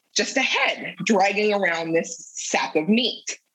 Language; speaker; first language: English; native; English